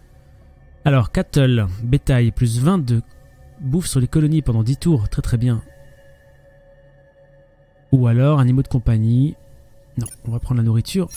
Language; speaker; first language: French; native; French